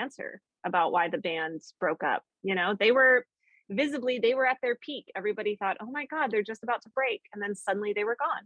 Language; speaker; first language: English; native; English